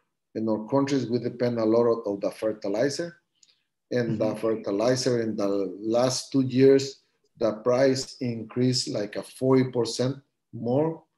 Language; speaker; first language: English; non-native, learner; Spanish